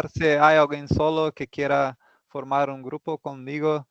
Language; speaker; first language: Spanish; non-native, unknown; Portuguese